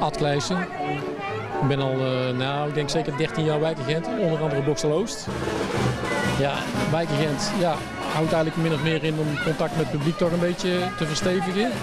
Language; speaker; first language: Dutch; native; Dutch